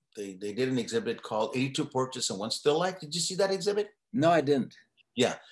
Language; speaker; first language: English; native; English